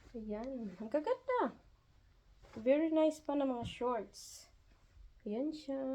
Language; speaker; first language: Filipino; non-native, local second language; Cebuano